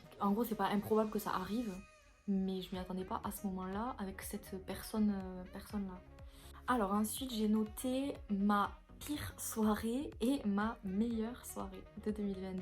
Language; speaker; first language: French; native; French